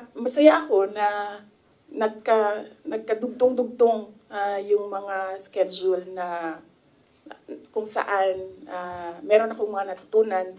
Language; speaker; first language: Filipino; non-native, local second language; Cebuano